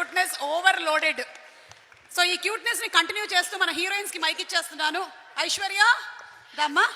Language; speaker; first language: Telugu; native; Telugu